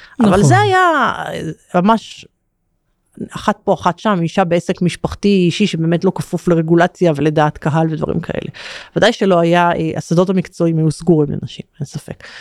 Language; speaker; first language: Hebrew; native; Hebrew